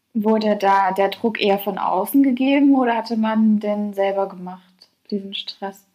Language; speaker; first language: German; native; German